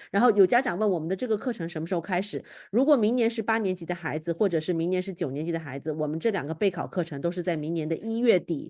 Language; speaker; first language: Chinese; native; Chinese